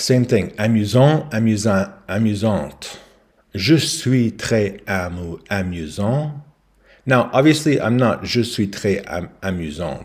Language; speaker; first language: French; non-native, learner; English